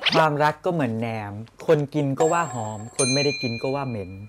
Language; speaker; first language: Thai; non-native, local second language; Northeastern Thai